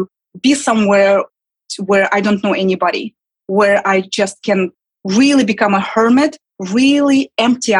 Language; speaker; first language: English; non-native, fluent; Kazakh